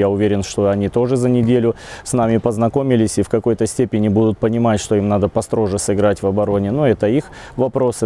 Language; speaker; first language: Russian; native; Russian